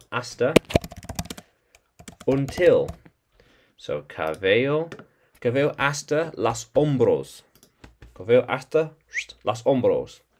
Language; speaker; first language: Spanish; non-native, learner; English